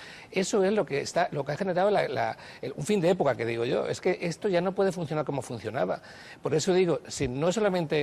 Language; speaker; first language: Spanish; native; Spanish